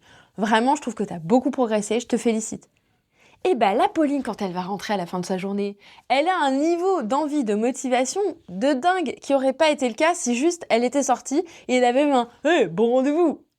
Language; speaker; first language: French; native; French